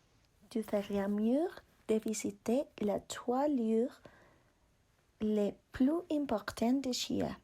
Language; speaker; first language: French; non-native, learner; Spanish